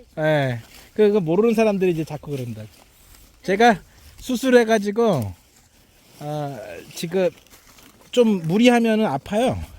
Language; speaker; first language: Korean; native; Korean